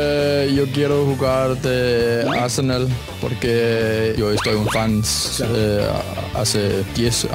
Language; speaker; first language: Spanish; non-native, learner; Danish